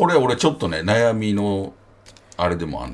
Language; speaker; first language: Japanese; native; Japanese